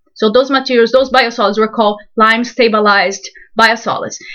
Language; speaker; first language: English; non-native, fluent; Portuguese